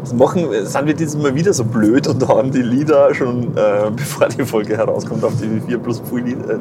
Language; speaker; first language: German; native; German